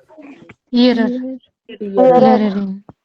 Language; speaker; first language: German; non-native, learner; Hindi